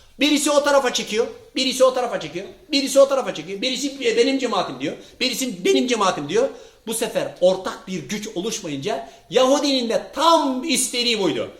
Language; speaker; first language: Turkish; early bilingual, heritage; Turkish